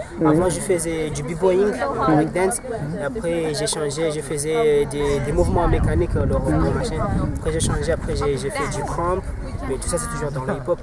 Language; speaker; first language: French; non-native, local second language; Ngazidja Comorian